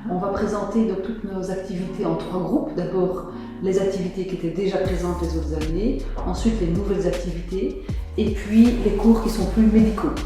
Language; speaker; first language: French; native; French